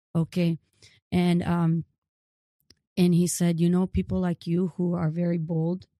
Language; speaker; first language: English; early bilingual, other home language; Ukrainian